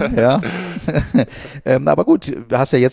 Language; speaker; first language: German; native; German